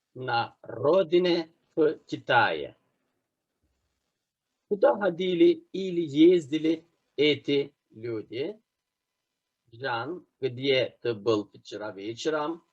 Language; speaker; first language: Russian; non-native, fluent; Turkish